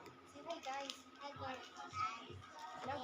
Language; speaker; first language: English; non-native, local second language; Filipino